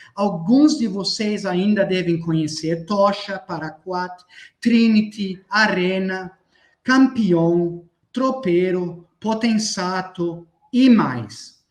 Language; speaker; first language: Portuguese; non-native, fluent; German